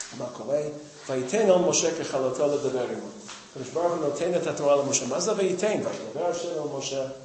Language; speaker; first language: Hebrew; non-native, fluent; English